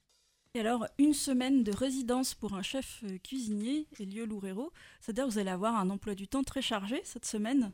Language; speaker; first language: French; native; French